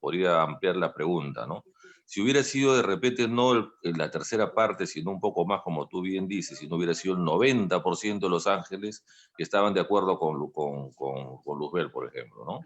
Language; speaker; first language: Spanish; native; Spanish